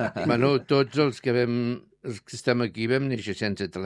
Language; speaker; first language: Catalan; native; Catalan